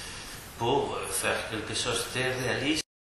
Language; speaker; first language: French; non-native, fluent; Spanish